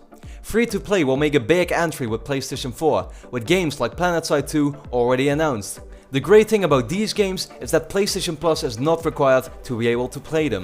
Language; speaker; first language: English; non-native, fluent; Dutch